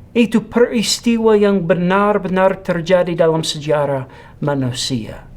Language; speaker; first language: Malay; non-native, fluent; English